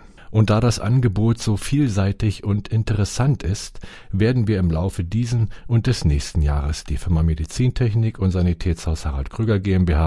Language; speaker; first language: German; native; German